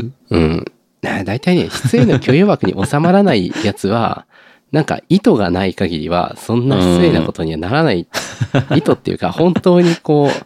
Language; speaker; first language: Japanese; native; Japanese